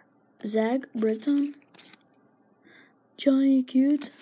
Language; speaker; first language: English; native; English